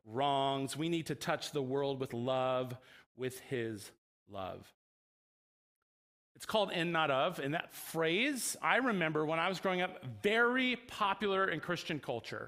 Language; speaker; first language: English; native; English